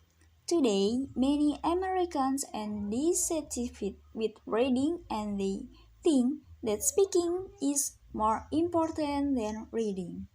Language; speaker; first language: English; non-native, learner; Indonesian